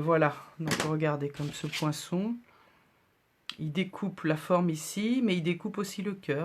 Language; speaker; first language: French; native; French